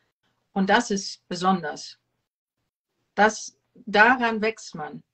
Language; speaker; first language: German; non-native, fluent; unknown